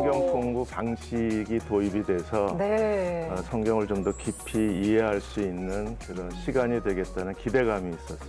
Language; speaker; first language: Korean; native; Korean